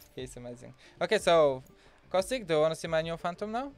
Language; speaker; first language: English; non-native, fluent; Bulgarian